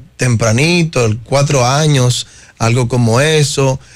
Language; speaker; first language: Spanish; native; Spanish